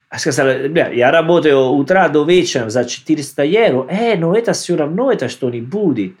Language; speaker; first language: Russian; non-native, learner; Italian